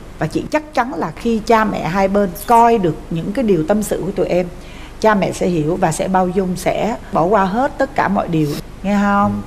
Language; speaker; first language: Vietnamese; native; Vietnamese